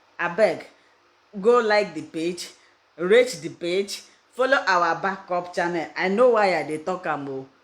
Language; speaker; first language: Nigerian Pidgin; non-native, local second language; Igbo